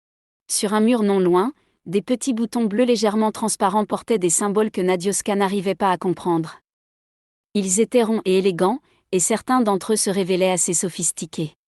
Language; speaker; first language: French; native; French